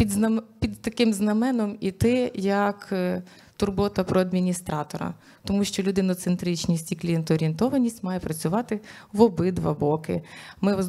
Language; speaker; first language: Ukrainian; native; Ukrainian